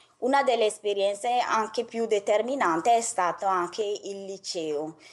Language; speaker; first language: Italian; non-native, fluent; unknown